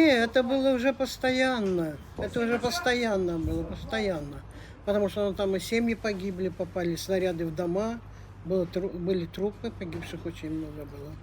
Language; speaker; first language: Russian; native; Russian